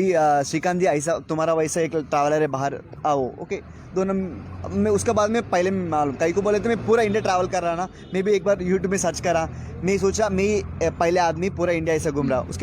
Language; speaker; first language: Hindi; non-native, local second language; Telugu